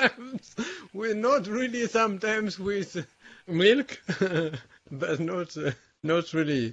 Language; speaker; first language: English; non-native, learner; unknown